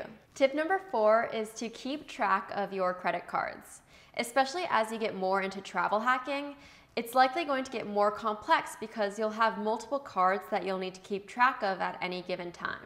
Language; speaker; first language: English; native; English